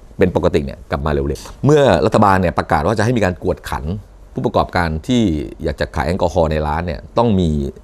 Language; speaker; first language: Thai; native; Thai